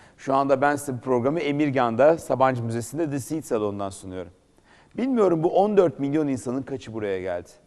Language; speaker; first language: Turkish; native; Turkish